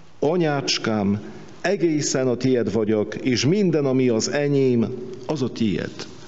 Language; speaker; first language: Hungarian; non-native, fluent; Polish